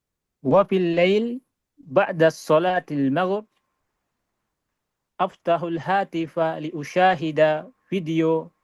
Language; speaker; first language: Arabic; non-native, learner; Indonesian